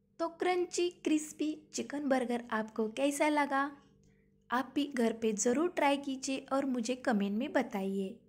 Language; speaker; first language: Hindi; non-native, local second language; Marathi